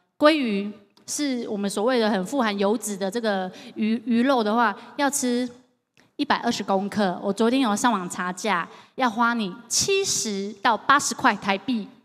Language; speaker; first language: Chinese; native; Chinese